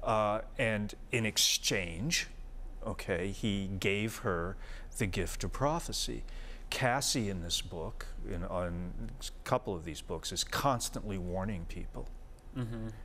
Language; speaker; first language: English; native; English